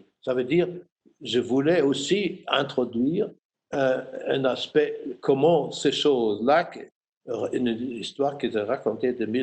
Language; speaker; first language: French; non-native, fluent; German